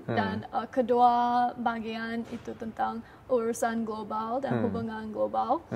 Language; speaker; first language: Indonesian; non-native, learner; Chinese